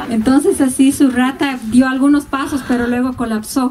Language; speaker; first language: Spanish; native; Spanish